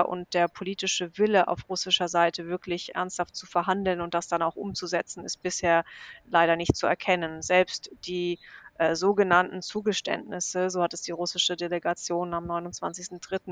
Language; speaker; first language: German; native; German